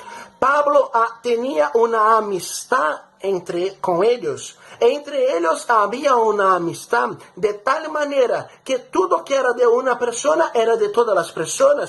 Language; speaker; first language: Spanish; non-native, fluent; Portuguese